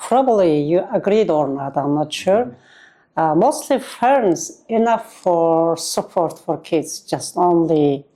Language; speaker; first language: English; non-native, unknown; Mongolian